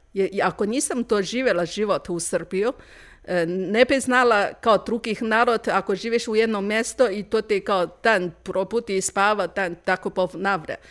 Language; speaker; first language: Croatian; non-native, learner; Chinese